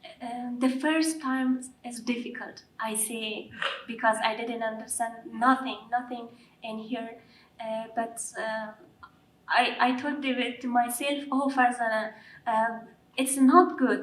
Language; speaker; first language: English; non-native, learner; Persian